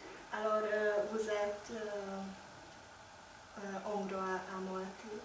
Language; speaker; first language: French; non-native, learner; Hungarian